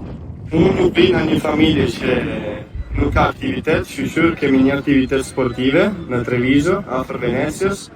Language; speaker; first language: Albanian; early bilingual, other home language; Italian